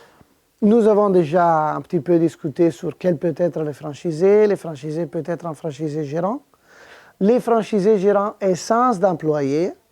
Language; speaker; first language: French; non-native, fluent; Italian